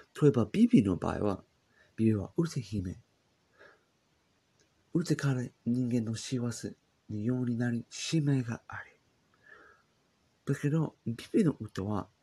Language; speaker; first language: Japanese; non-native, learner; English